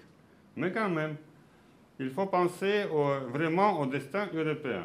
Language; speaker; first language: French; non-native, fluent; Russian